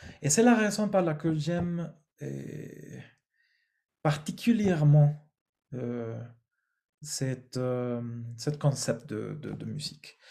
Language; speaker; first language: French; non-native, fluent; Spanish